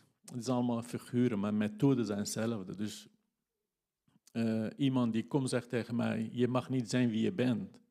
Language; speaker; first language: Dutch; non-native, fluent; Kurdish